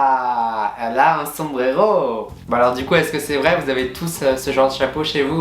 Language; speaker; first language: French; native; French